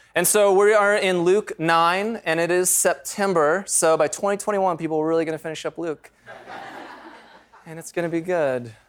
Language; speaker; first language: English; native; English